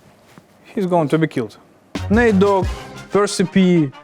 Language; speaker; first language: English; non-native, fluent; Russian